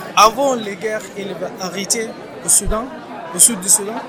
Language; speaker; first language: French; non-native, learner; Arabic